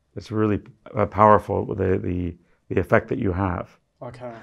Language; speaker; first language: English; native; English